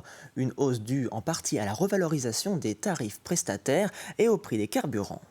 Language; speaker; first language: French; native; French